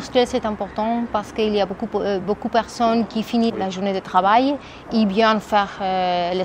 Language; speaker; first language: French; non-native, fluent; Spanish